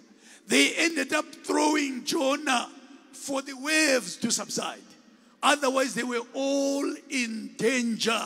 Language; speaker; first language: English; non-native, local second language; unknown